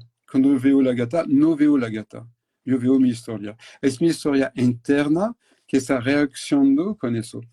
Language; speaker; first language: Spanish; non-native, fluent; French